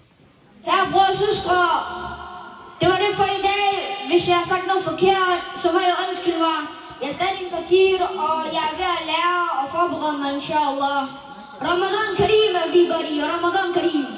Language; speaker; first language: Danish; non-native, learner; Malay